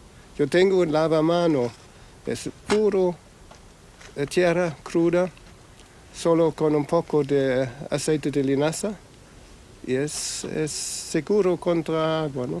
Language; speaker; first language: Spanish; non-native, fluent; German